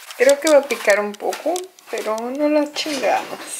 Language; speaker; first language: Spanish; native; Spanish